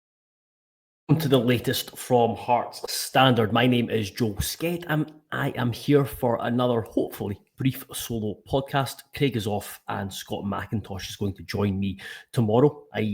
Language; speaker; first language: English; native; English